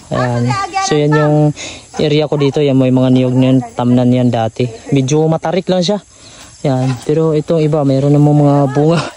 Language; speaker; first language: Filipino; non-native, local second language; Cebuano